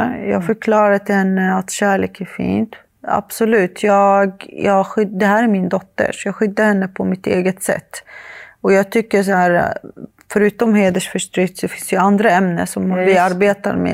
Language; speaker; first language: Swedish; early bilingual, other home language; Arabic